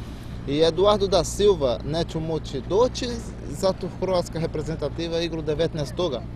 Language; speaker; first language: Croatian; non-native, learner; Portuguese